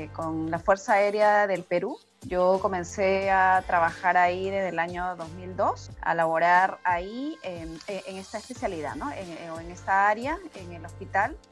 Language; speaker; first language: Spanish; native; Spanish